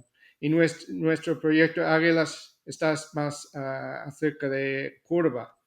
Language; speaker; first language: Spanish; non-native, fluent; English